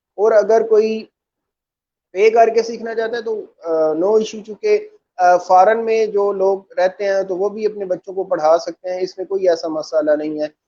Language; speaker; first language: Urdu; non-native, local second language; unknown